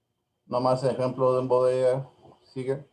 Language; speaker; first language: Spanish; non-native, learner; English